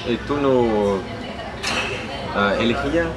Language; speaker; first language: Spanish; non-native, learner; Danish